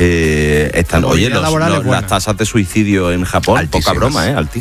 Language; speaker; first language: Spanish; native; Spanish